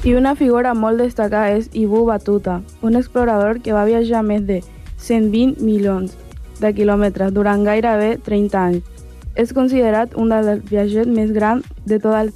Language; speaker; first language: Catalan; non-native, learner; Spanish